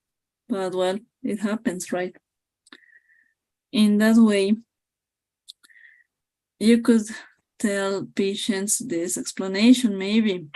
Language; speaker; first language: English; non-native, fluent; Spanish